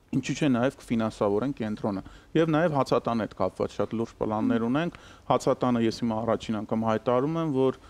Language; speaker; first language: Armenian; native; Armenian